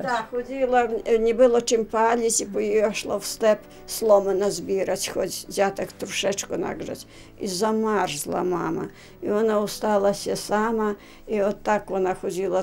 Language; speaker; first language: Ukrainian; native; Ukrainian